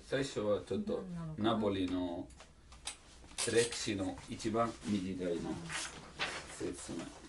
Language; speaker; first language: Japanese; non-native, learner; Italian